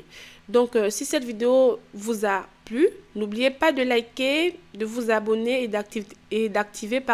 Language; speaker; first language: French; native; French